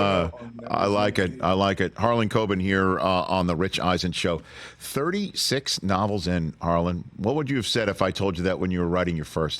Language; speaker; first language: English; native; English